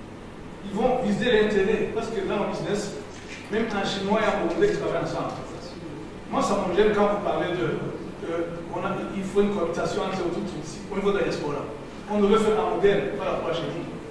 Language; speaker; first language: French; non-native, local second language; Rundi